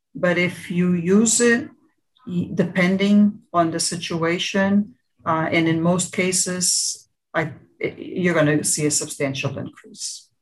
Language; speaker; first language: English; early bilingual, other home language; Portuguese